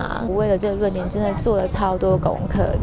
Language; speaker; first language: Chinese; native; Chinese